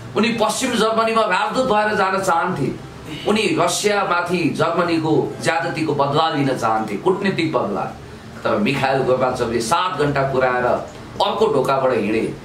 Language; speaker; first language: Nepali; native; Nepali